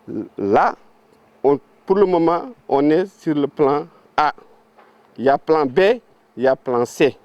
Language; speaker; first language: French; non-native, local second language; Fula